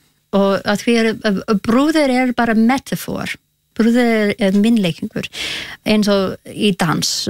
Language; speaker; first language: Icelandic; non-native, learner; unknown